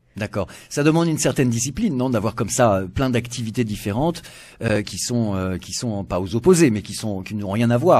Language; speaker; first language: French; native; French